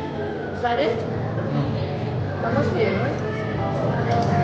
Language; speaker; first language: English; native; English